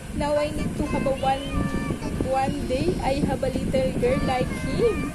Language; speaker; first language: English; non-native, local second language; Filipino